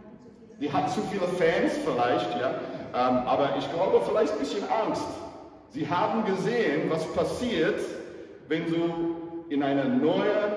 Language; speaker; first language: German; non-native, fluent; English